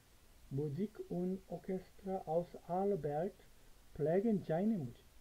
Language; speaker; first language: German; non-native, fluent; Korean